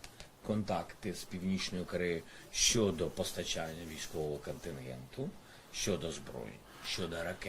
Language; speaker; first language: Ukrainian; non-native, local second language; Russian